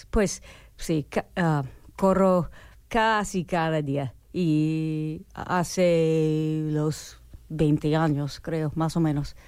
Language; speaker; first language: Spanish; non-native, learner; English